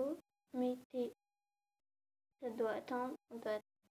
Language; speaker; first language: French; native; French